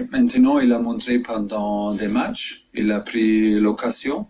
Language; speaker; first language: French; non-native, fluent; German